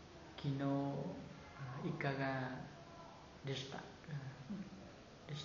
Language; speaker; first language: Japanese; non-native, learner; Vietnamese